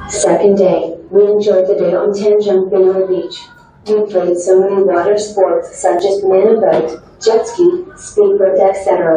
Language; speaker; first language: English; non-native, learner; Indonesian